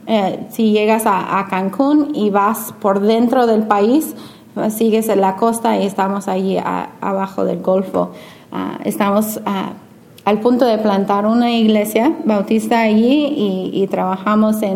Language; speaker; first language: Spanish; non-native, fluent; English